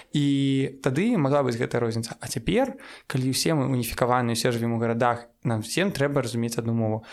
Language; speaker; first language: Belarusian; non-native, local second language; Russian